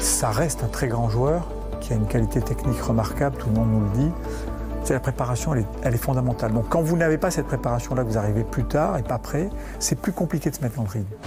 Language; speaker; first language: French; native; French